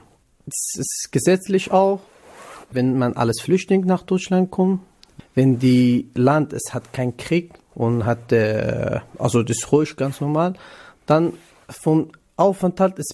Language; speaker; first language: German; non-native, learner; Kurdish